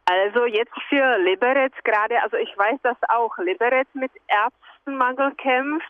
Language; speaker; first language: German; non-native, fluent; Czech